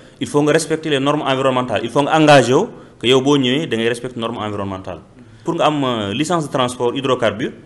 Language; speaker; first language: Wolof; native; Wolof